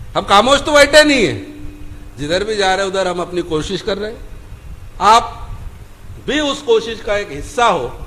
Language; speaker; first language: Hindi; non-native, local second language; Marathi